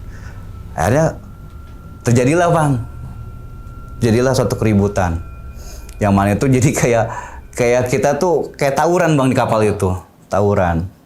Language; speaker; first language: Indonesian; native; Indonesian